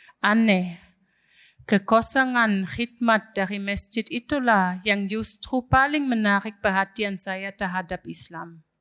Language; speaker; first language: Indonesian; non-native, fluent; German